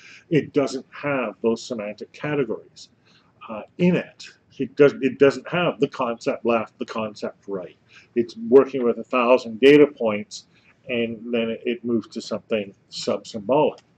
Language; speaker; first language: English; native; English